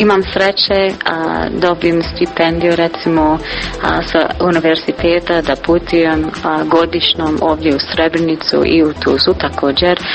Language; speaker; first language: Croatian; non-native, learner; English